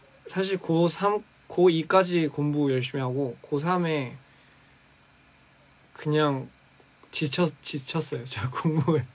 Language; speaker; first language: Korean; early bilingual, heritage; Korean